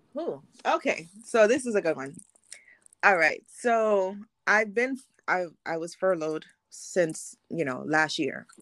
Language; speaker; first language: English; early bilingual, other home language; Haitian Creole